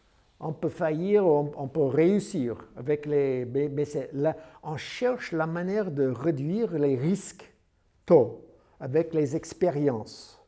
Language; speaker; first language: French; non-native, learner; English